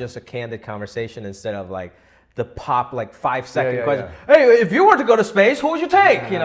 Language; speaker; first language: English; non-native, local second language; Wu Chinese